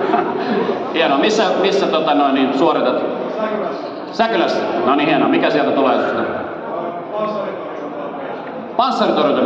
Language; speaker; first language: Finnish; native; Finnish